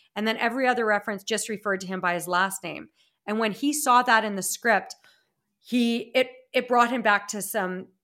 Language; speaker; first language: English; native; English